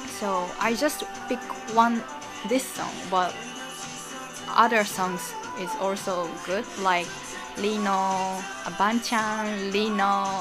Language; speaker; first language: English; non-native, learner; Japanese